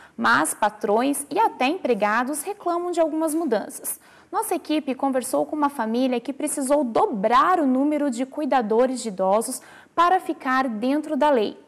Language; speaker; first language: Portuguese; native; Portuguese